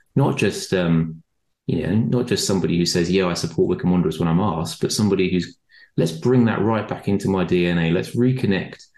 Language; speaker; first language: English; native; English